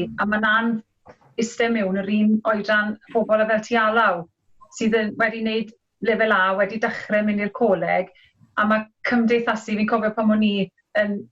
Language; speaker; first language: Welsh; native; Welsh